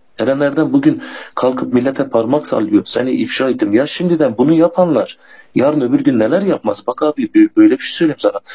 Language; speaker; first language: Turkish; non-native, local second language; Kurdish